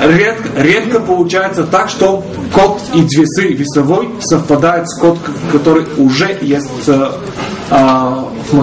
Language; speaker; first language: Russian; non-native, fluent; Bulgarian